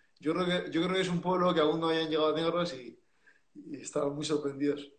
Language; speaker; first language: Spanish; early bilingual, other home language; French